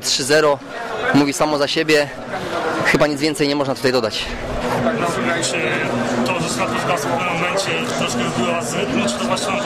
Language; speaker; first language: Polish; native; Polish